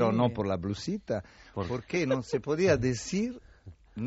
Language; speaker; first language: Spanish; non-native, fluent; Italian